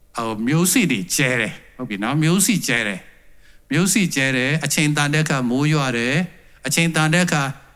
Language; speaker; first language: Burmese; non-native, local second language; Tedim Chin